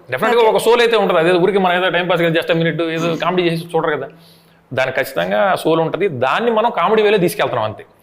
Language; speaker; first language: Telugu; native; Telugu